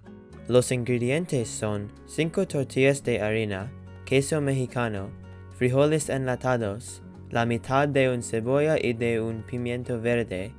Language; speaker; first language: Spanish; non-native, learner; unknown